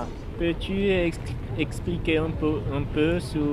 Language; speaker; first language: French; non-native, learner; Portuguese